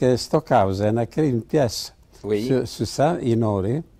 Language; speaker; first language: French; non-native, fluent; Italian